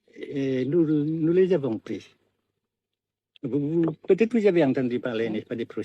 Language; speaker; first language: French; non-native, fluent; Vietnamese